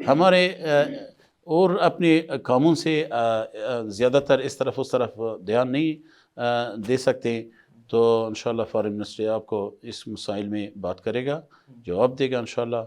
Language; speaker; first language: Hindi; non-native, fluent; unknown